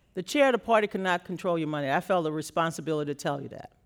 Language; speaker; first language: English; native; English